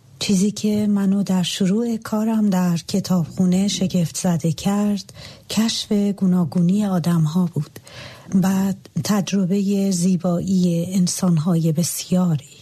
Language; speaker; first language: Persian; native; Persian